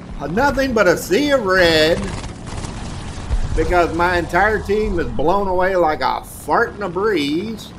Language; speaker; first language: English; native; English